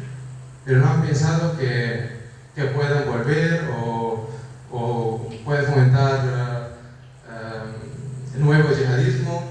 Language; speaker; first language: Spanish; non-native, fluent; Kurdish